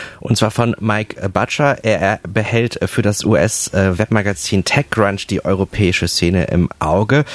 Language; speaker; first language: German; native; German